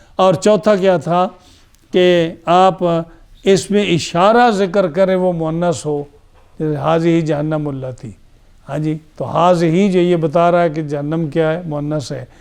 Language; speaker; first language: Urdu; non-native, local second language; Punjabi